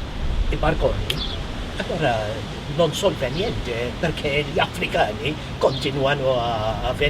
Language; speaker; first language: Italian; non-native, fluent; Maltese